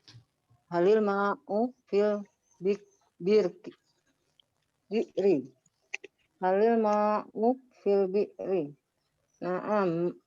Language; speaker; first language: Arabic; non-native, learner; Indonesian